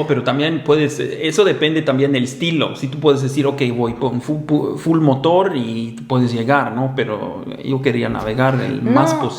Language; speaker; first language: Spanish; non-native, fluent; German